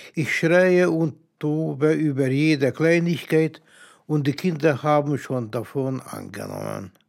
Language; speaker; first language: German; non-native, fluent; Hungarian